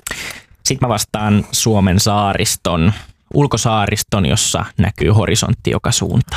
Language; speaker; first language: Finnish; native; Finnish